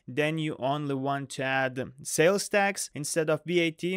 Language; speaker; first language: English; non-native, fluent; Lithuanian